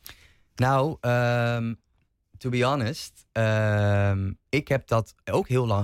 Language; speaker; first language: Dutch; native; Dutch